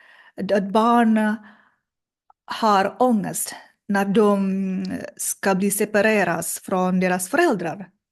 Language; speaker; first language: Swedish; non-native, learner; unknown